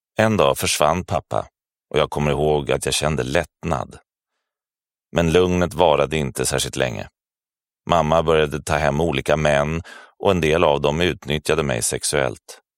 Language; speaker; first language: Swedish; native; Swedish